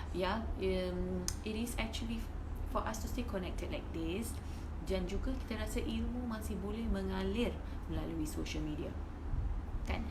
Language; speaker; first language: Malay; native; Malay